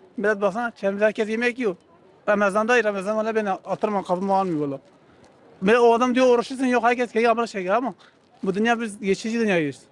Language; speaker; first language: Turkish; non-native, local second language; Kurdish